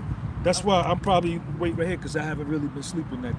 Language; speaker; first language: English; native; English